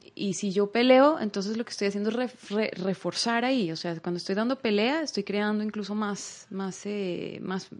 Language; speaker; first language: Spanish; native; Spanish